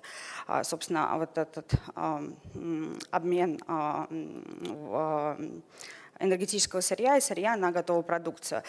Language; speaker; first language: Russian; native; Russian